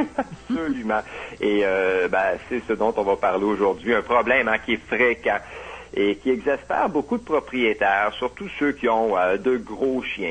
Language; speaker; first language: French; native; French